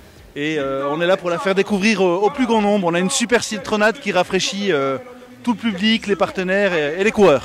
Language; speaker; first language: French; native; French